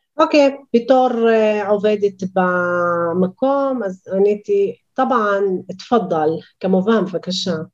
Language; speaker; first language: Hebrew; non-native, local second language; Arabic